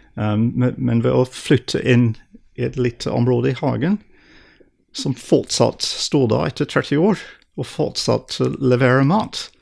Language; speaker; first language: Norwegian; non-native, fluent; English